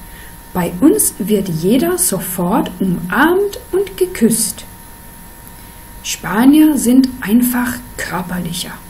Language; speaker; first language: German; non-native, fluent; Danish